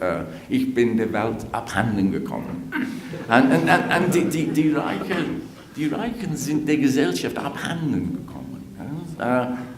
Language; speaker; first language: German; non-native, fluent; English